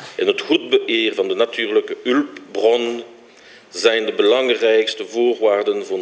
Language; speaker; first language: Dutch; non-native, local second language; French